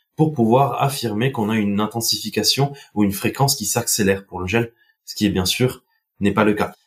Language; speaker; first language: French; non-native, local second language; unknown